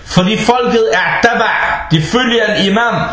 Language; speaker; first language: Danish; non-native, local second language; Arabic